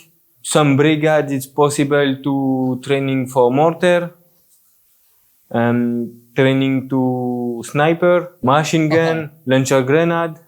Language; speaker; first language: English; non-native, learner; French